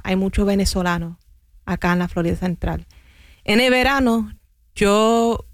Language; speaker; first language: Spanish; non-native, fluent; English